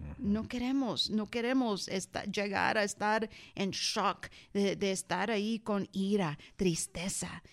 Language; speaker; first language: Spanish; early bilingual, heritage; Spanish